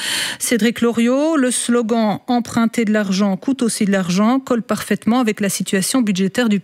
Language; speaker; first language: French; native; French